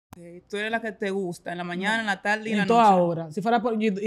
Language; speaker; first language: Spanish; native; Spanish